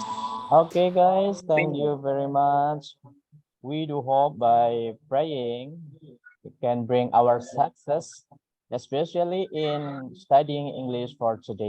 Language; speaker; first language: English; non-native, fluent; Indonesian